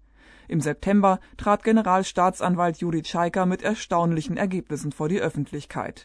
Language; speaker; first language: German; native; German